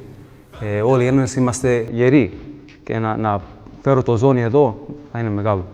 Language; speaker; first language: Greek; early bilingual, heritage; English